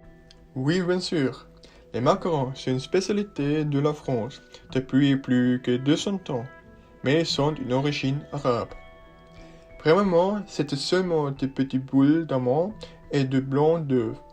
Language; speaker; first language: French; non-native, learner; Swiss German